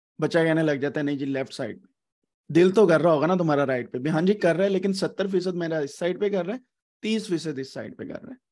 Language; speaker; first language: Urdu; non-native, local second language; Punjabi